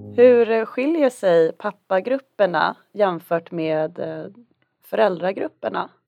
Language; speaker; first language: Swedish; native; Swedish